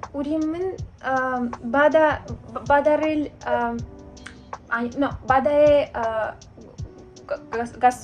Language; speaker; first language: Korean; non-native, learner; Russian